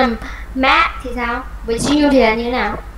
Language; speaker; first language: Vietnamese; native; Vietnamese